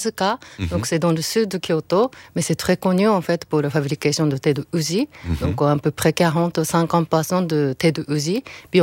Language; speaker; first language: French; non-native, learner; Japanese